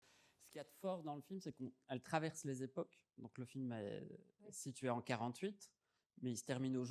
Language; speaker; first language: French; native; French